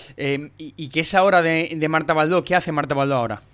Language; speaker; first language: Spanish; native; Spanish